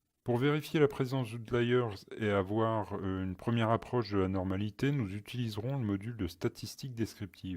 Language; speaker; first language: French; native; French